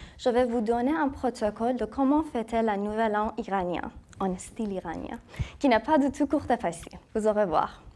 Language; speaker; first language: French; non-native, fluent; Persian